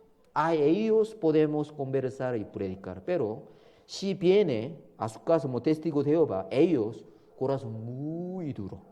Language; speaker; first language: Spanish; non-native, learner; Korean